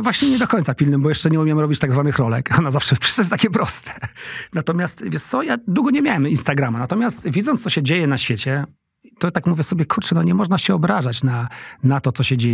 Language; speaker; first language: Polish; native; Polish